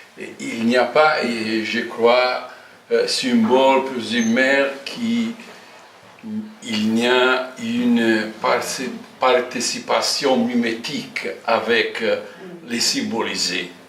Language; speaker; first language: French; non-native, fluent; Italian